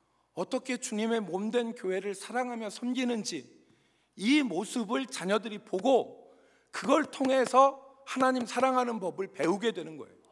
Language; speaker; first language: Korean; native; Korean